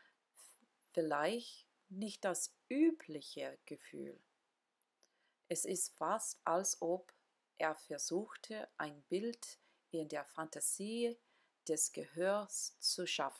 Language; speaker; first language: German; non-native, learner; English